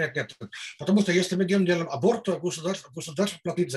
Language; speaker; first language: Russian; non-native, fluent; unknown